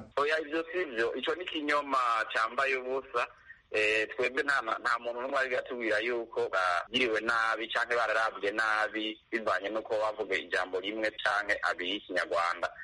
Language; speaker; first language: Rundi; native; Rundi